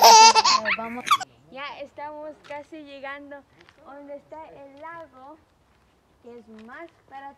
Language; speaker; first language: Spanish; early bilingual, heritage; Spanish